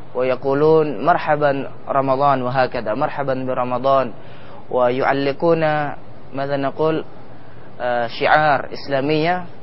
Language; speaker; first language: Arabic; non-native, fluent; Indonesian